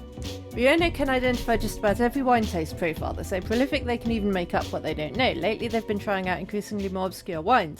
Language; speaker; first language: English; native; English